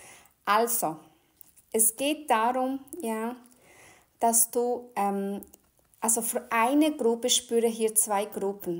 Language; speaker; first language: German; non-native, fluent; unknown